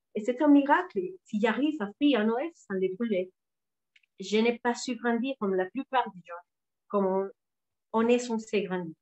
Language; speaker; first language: French; non-native, learner; Spanish